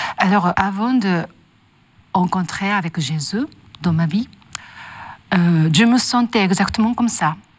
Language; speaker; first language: French; non-native, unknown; Japanese